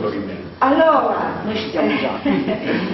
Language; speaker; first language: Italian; non-native, fluent; Greek